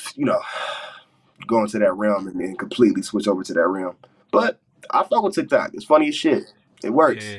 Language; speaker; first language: English; native; English